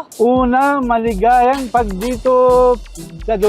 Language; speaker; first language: Filipino; non-native, learner; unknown